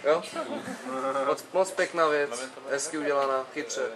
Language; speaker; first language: Czech; native; Czech